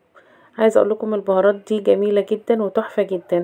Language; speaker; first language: Arabic; native; Arabic